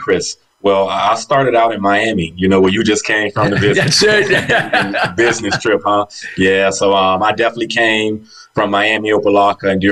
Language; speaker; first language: English; native; English